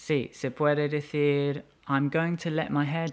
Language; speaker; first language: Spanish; non-native, fluent; English